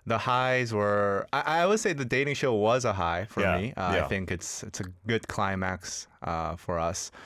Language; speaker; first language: English; early bilingual, other home language; Korean